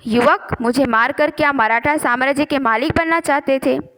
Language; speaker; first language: Hindi; non-native, local second language; Gujarati